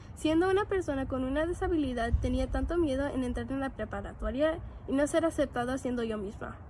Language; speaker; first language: Spanish; early bilingual, heritage; Spanish